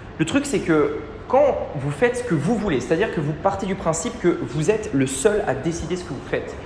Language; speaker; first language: French; native; French